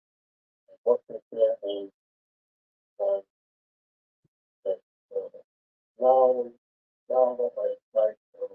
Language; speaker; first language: English; non-native, learner; Spanish